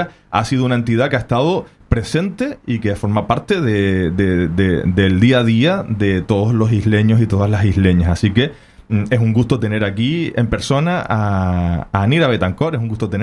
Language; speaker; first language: Spanish; native; Spanish